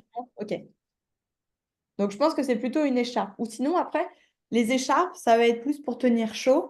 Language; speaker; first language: French; native; French